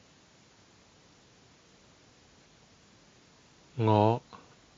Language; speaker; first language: English; non-native, local second language; Cantonese